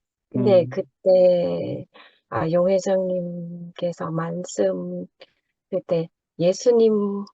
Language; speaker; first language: Korean; non-native, learner; Thai